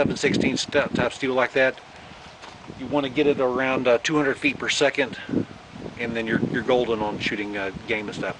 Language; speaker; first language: English; native; English